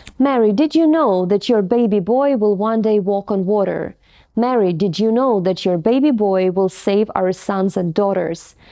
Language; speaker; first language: English; non-native, fluent; Ukrainian